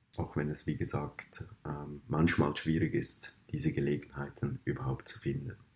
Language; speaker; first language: German; native; German